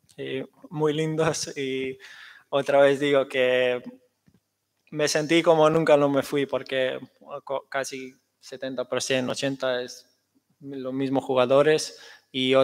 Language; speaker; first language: Spanish; non-native, fluent; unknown